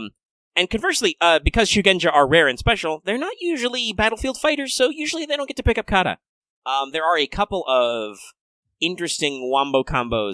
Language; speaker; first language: English; native; English